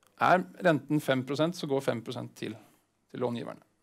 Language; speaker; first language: Swedish; non-native, fluent; Norwegian